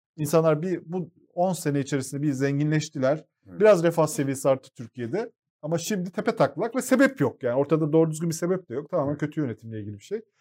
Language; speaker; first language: Turkish; native; Turkish